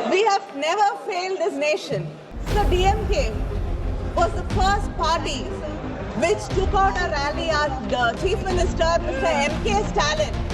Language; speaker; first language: English; non-native, local second language; Tamil